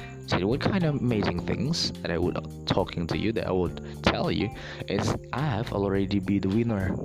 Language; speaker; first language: English; non-native, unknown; Indonesian